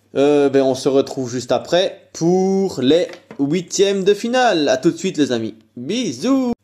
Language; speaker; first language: French; native; French